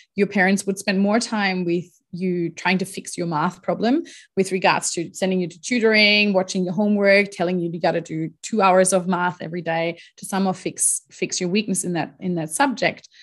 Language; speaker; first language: English; non-native, fluent; German